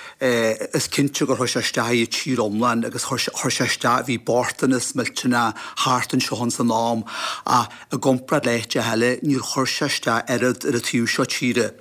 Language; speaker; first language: Irish; native; Irish